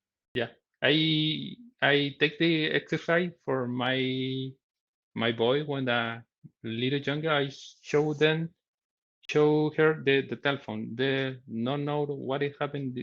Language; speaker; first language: English; non-native, learner; Spanish